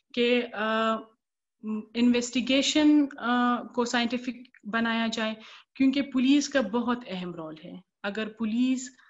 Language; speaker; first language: Urdu; non-native, local second language; Pashto